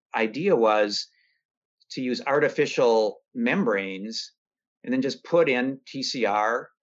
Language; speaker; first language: English; native; English